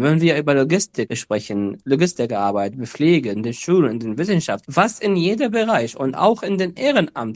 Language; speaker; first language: German; non-native, fluent; Arabic